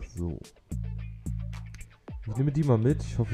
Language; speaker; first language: German; native; German